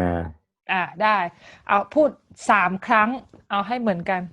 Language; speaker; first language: Thai; native; Thai